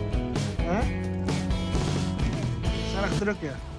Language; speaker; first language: Dutch; non-native, fluent; Indonesian